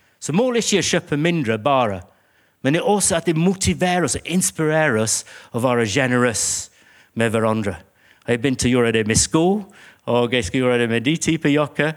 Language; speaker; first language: Norwegian; non-native, fluent; English